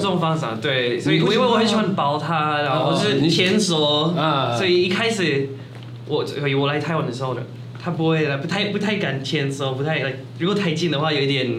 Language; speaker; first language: Chinese; non-native, fluent; French